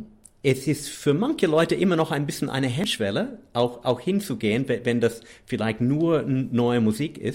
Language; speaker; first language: German; non-native, fluent; English